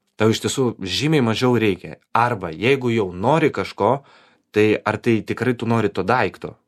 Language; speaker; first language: Lithuanian; non-native, local second language; Polish